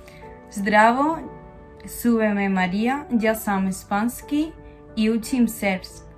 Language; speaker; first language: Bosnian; non-native, learner; Spanish